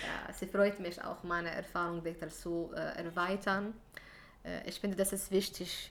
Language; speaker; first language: German; non-native, fluent; Arabic